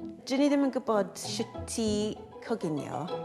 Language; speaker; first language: Welsh; non-native, learner; English